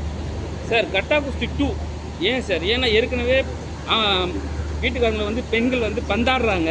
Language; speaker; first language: Tamil; native; Tamil